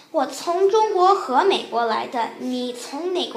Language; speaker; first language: Chinese; early bilingual, heritage; Chinese